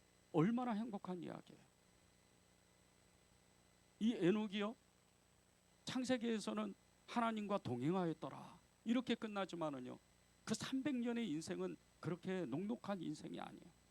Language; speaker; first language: Korean; native; Korean